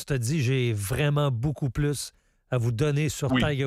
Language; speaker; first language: French; native; French